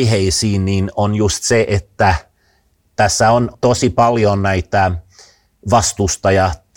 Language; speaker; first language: Finnish; non-native, fluent; Swedish